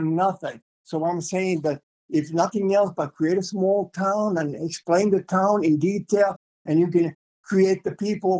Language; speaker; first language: English; non-native, fluent; Finnish